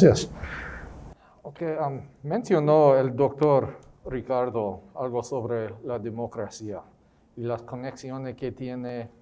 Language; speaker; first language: Spanish; non-native, fluent; English